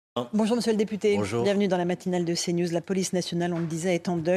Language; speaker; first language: French; native; French